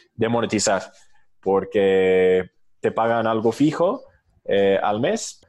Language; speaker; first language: Spanish; non-native, fluent; English